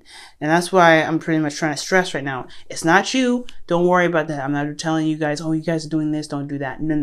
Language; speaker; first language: English; native; English